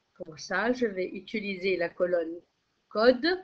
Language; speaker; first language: French; non-native, local second language; Arabic